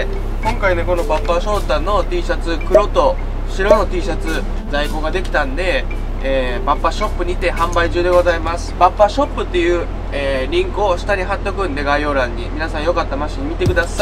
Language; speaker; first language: Japanese; native; Japanese